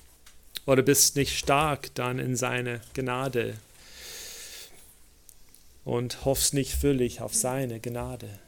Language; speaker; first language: German; non-native, fluent; English